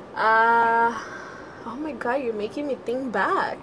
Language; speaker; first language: English; native; English